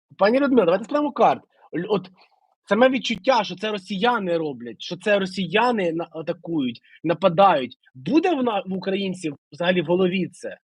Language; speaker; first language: Ukrainian; native; Ukrainian